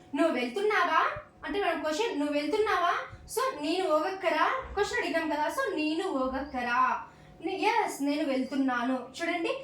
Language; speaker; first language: Telugu; non-native, local second language; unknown